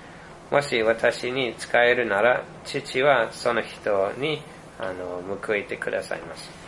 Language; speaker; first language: Japanese; non-native, fluent; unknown